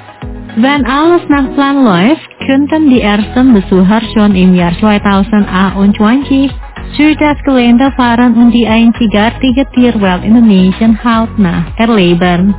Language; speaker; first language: German; non-native, fluent; Indonesian